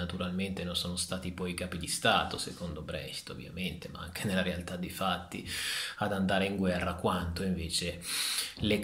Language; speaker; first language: Italian; native; Italian